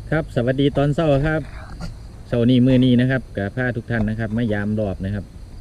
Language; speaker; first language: Thai; native; Thai